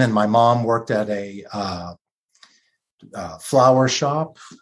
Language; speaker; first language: English; native; English